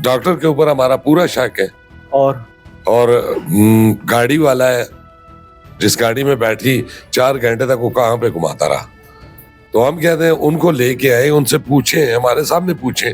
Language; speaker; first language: Urdu; non-native, local second language; Pashto